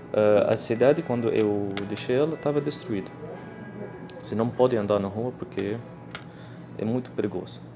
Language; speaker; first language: Portuguese; non-native, fluent; Arabic